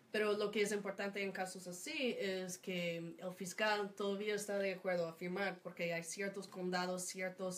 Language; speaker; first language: Spanish; non-native, fluent; English